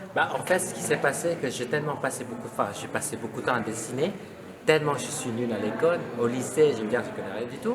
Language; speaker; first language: French; non-native, fluent; Lao